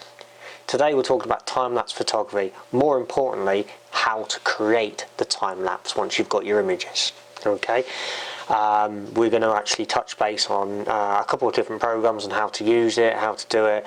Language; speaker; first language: English; native; English